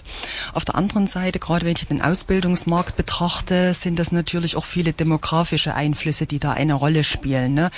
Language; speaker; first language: German; native; German